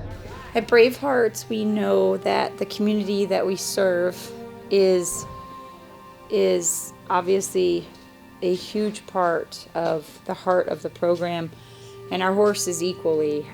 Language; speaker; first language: English; native; English